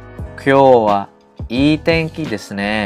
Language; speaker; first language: Japanese; non-native, fluent; Khmer